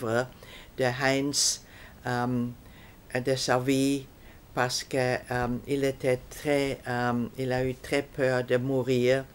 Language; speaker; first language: French; non-native, fluent; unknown